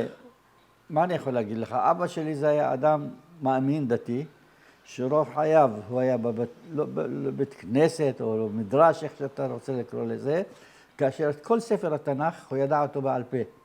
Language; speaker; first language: Hebrew; early bilingual, other home language; Arabic